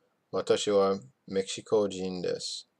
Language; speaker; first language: Japanese; non-native, learner; English